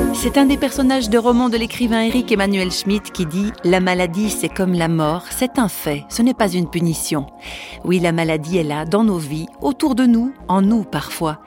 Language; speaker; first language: French; native; French